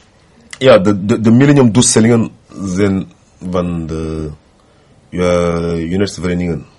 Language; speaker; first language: Dutch; non-native, learner; French